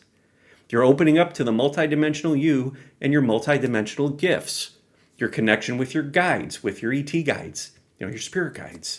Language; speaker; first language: English; native; English